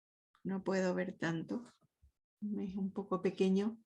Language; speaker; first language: Spanish; native; Spanish